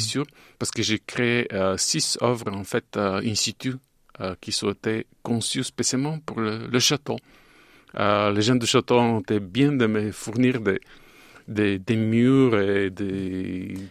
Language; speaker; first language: French; non-native, fluent; Bulgarian